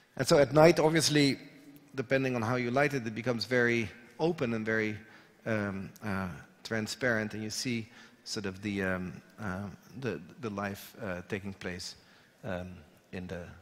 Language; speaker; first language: English; non-native, fluent; Dutch